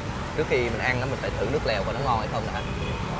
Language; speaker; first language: Vietnamese; native; Vietnamese